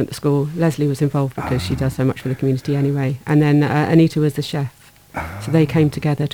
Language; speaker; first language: English; native; English